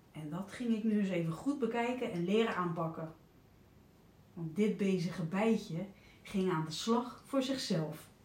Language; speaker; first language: Dutch; native; Dutch